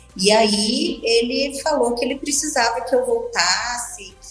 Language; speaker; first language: Portuguese; native; Portuguese